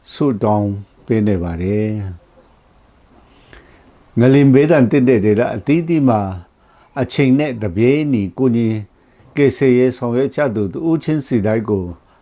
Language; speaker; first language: Burmese; non-native, local second language; Kachin